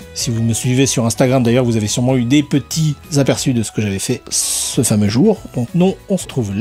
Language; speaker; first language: French; native; French